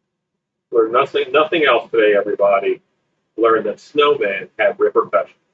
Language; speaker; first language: English; native; English